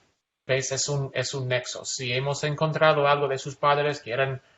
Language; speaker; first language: Spanish; non-native, fluent; English